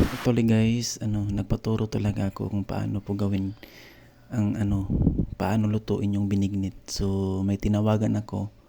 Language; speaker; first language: Filipino; non-native, local second language; Cebuano